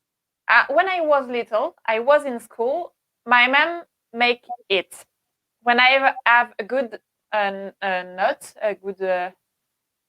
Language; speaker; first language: English; non-native, learner; French